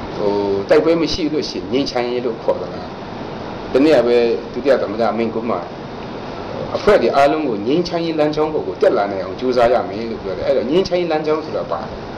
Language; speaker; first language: Burmese; non-native, local second language; Kachin